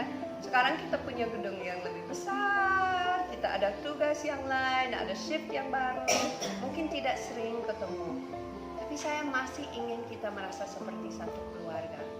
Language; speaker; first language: Indonesian; non-native, fluent; English